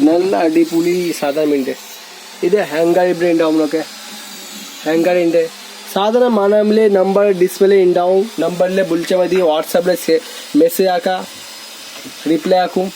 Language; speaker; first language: Malayalam; non-native, learner; Hindi